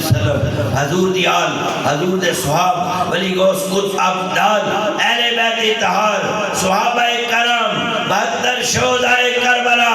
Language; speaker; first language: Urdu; non-native, local second language; Punjabi